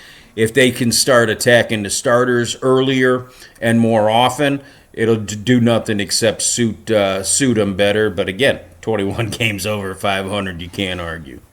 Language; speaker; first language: English; native; English